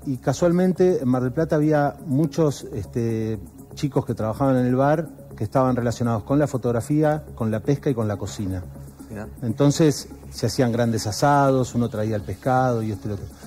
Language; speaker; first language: Spanish; native; Spanish